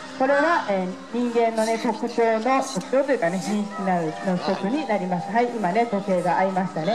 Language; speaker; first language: Japanese; native; Japanese